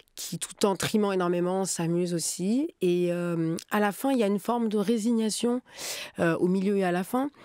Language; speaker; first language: French; native; French